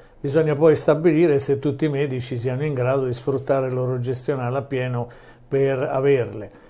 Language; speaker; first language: Italian; native; Italian